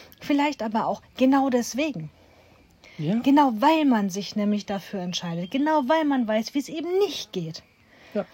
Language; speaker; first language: German; native; German